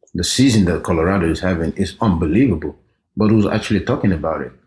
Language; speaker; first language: English; early bilingual, other home language; Norwegian